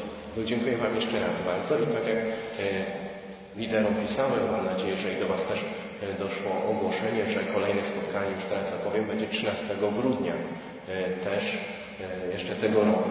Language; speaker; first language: Polish; native; Polish